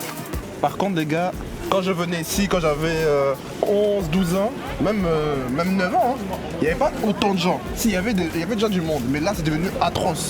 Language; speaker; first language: French; native; French